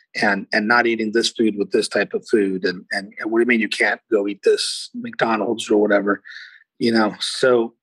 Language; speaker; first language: English; early bilingual, other home language; Portuguese